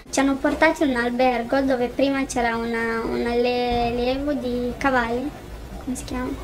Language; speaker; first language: Italian; non-native, fluent; Romanian